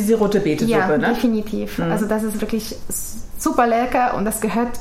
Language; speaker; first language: German; non-native, fluent; Polish